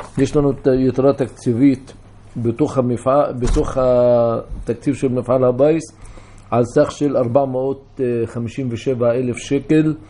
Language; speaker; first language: Hebrew; non-native, local second language; Arabic